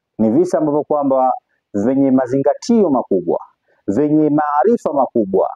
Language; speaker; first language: Swahili; native; Swahili